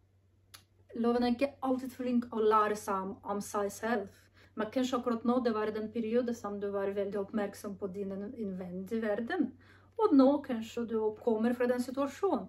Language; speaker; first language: Norwegian; non-native, learner; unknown